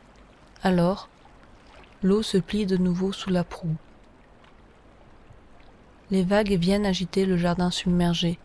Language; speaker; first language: French; native; French